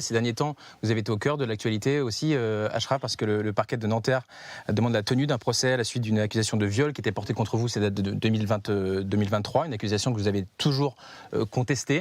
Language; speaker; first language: French; native; French